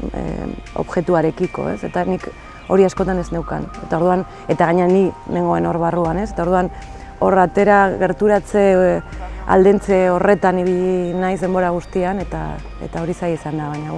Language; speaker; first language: Basque; native; Basque